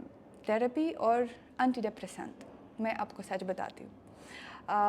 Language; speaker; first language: Hindi; non-native, learner; Russian